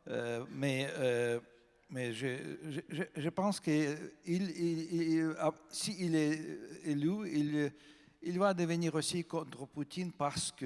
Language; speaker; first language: French; non-native, fluent; Russian